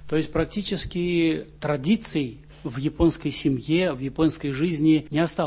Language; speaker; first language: Russian; native; Russian